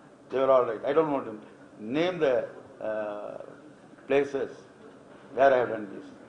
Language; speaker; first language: English; non-native, local second language; Tamil